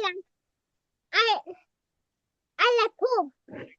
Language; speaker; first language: English; non-native, learner; Vietnamese